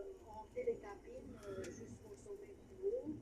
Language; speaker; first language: French; non-native, fluent; Romanian